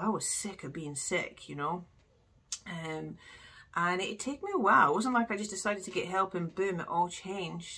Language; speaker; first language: English; native; English